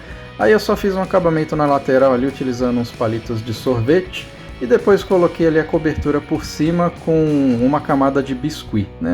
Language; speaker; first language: Portuguese; native; Portuguese